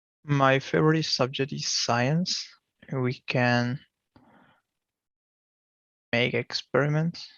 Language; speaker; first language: English; non-native, learner; Portuguese